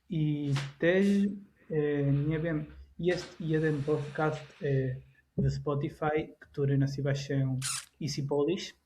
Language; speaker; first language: Polish; non-native, learner; Spanish